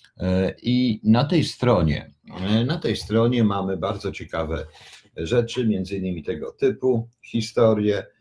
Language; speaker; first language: Polish; native; Polish